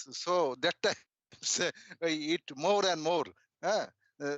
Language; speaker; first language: English; non-native, learner; Bangla